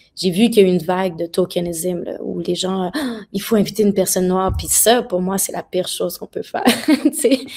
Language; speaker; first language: French; native; French